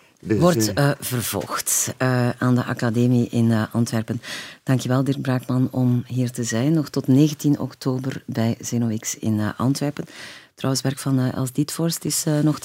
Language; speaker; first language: Dutch; native; Dutch